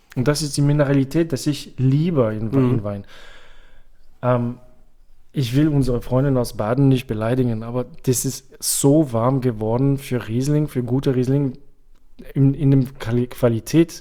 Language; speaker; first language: German; non-native, fluent; French